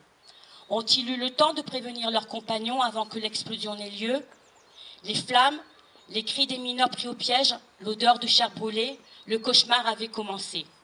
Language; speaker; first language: French; native; French